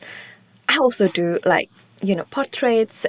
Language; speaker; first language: English; non-native, local second language; Chinese